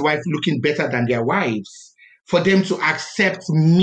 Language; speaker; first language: English; non-native, local second language; Yoruba